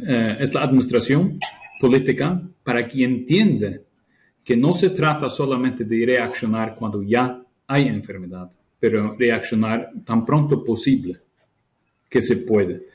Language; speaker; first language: Spanish; non-native, fluent; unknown